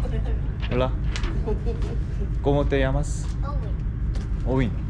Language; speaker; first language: Spanish; non-native, learner; Korean